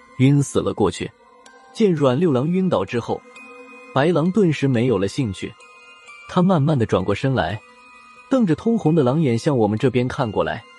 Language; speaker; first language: Chinese; native; Chinese